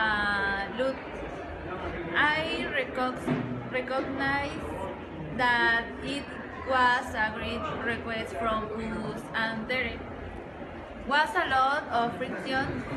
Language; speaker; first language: English; non-native, learner; Spanish